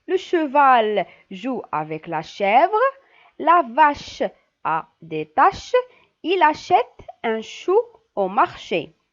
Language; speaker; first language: French; non-native, local second language; Arabic